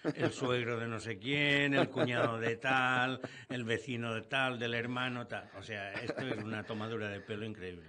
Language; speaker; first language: Spanish; non-native, local second language; Catalan